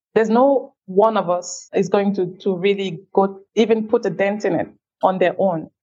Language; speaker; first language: English; non-native, local second language; French